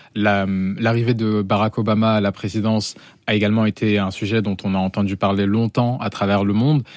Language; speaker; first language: French; native; French